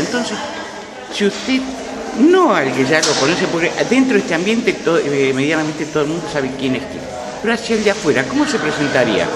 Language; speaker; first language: Spanish; native; Spanish